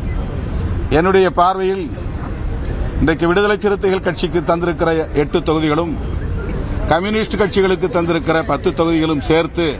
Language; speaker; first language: Tamil; native; Tamil